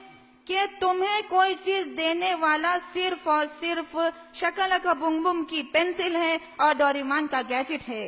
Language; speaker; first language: Urdu; native; Urdu